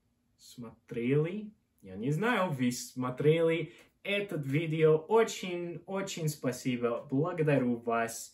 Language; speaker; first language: Russian; non-native, learner; English